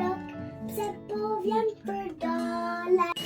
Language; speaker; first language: Albanian; early bilingual, heritage; Albanian